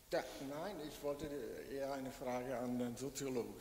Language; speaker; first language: German; non-native, fluent; Italian